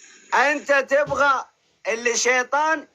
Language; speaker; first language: Arabic; non-native, learner; Oromo